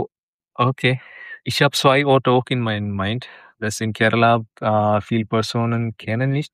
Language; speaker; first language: German; non-native, learner; Malayalam